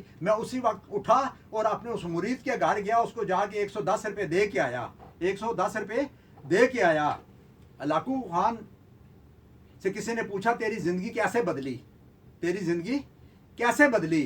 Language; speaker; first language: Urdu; non-native, local second language; Punjabi